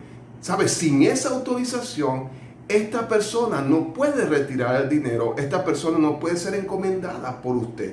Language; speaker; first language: Spanish; native; Spanish